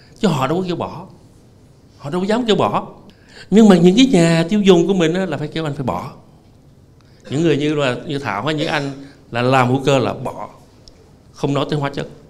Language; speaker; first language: Vietnamese; native; Vietnamese